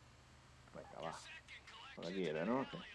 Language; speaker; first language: Spanish; native; Spanish